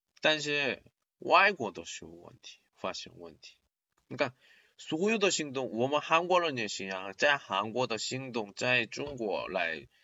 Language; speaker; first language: Chinese; non-native, learner; Korean